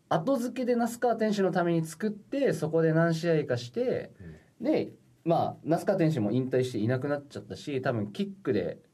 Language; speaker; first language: Japanese; native; Japanese